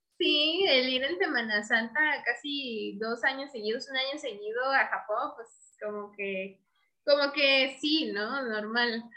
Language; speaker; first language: Spanish; native; Spanish